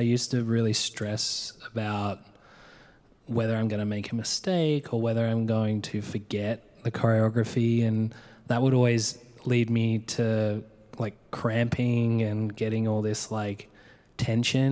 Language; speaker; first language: English; native; English